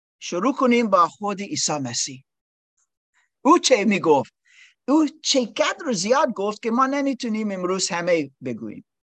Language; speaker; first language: Persian; non-native, learner; English